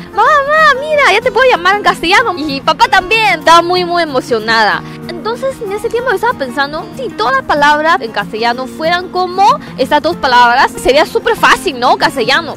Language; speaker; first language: Spanish; non-native, fluent; Chinese